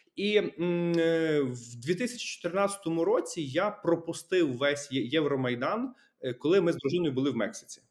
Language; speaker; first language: Ukrainian; native; Ukrainian